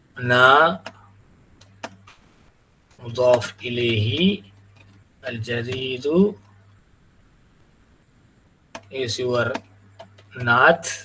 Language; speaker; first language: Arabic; non-native, fluent; Tamil